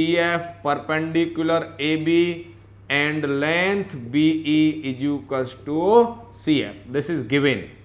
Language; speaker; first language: English; non-native, local second language; Hindi